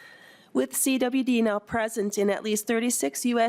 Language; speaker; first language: English; native; English